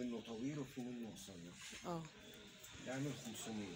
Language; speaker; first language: Arabic; native; Arabic